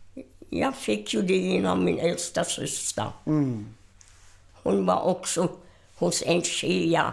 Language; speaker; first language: Swedish; non-native, fluent; German